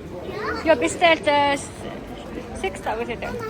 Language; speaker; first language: Swedish; non-native, learner; Mongolian